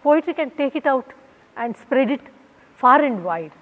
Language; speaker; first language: English; non-native, local second language; Kannada